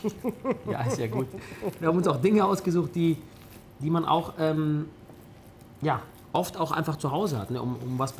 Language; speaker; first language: German; early bilingual, other home language; Italian